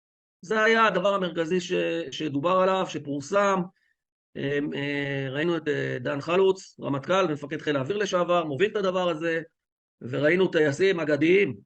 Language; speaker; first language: Hebrew; native; Hebrew